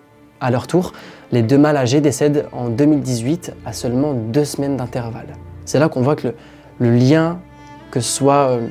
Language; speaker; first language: French; native; French